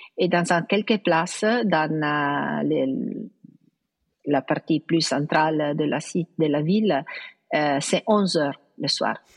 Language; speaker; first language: French; non-native, fluent; Italian